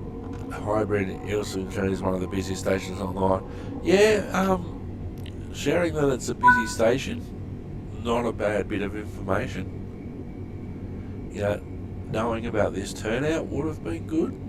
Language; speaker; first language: English; native; English